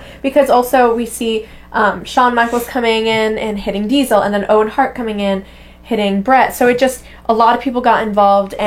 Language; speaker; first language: English; native; English